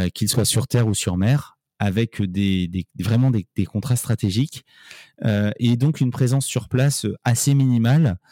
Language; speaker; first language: French; native; French